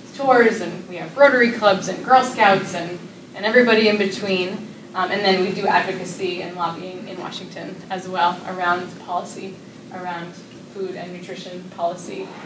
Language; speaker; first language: English; native; English